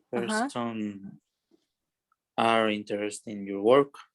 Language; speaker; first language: English; non-native, learner; Spanish